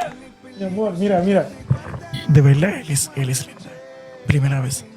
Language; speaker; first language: Spanish; non-native, learner; Haitian Creole